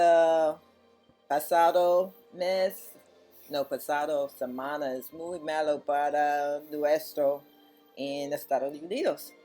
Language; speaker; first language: Spanish; non-native, learner; English